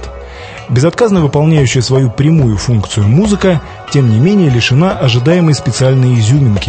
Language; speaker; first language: Russian; native; Russian